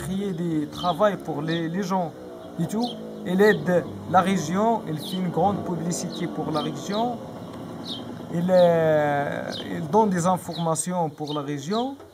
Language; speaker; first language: French; non-native, learner; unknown